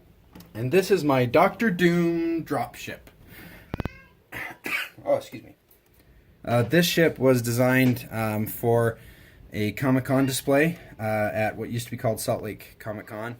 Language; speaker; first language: English; native; English